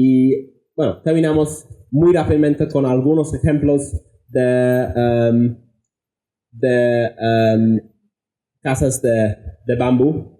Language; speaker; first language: Spanish; non-native, fluent; English